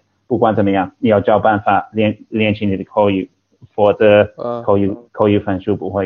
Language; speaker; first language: Chinese; non-native, fluent; English